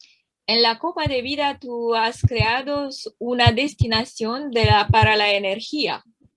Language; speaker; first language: Spanish; non-native, learner; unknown